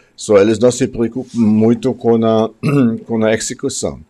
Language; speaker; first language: Portuguese; non-native, fluent; German